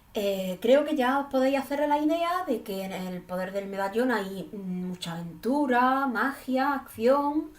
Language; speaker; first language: Spanish; native; Spanish